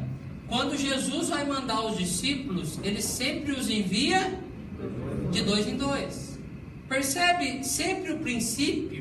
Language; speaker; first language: Portuguese; native; Portuguese